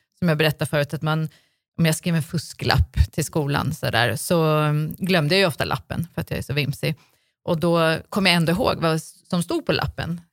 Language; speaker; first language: Swedish; native; Swedish